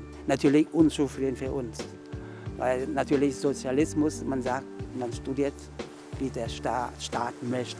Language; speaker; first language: German; non-native, learner; Vietnamese